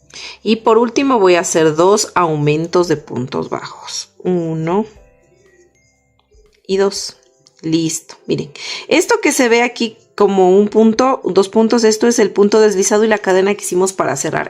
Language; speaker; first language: Spanish; native; Spanish